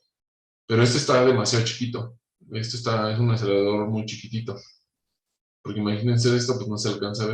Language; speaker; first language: Spanish; native; Spanish